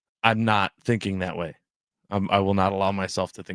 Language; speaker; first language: English; native; English